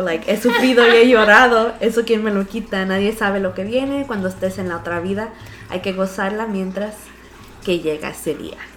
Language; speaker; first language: Spanish; early bilingual, heritage; Spanish